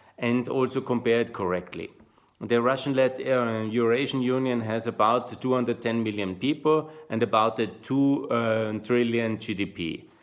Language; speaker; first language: English; non-native, fluent; German